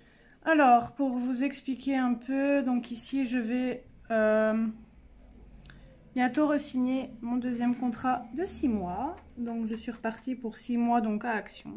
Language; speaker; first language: French; native; French